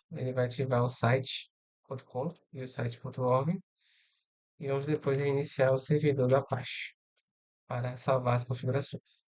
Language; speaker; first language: Portuguese; native; Portuguese